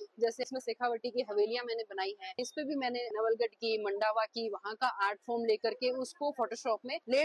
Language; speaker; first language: Hindi; native; Hindi